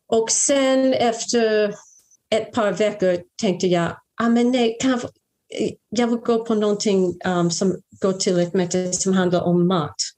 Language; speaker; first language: Swedish; non-native, fluent; English